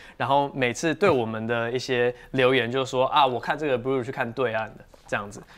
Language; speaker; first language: Chinese; native; Chinese